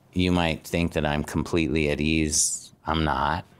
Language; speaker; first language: English; native; English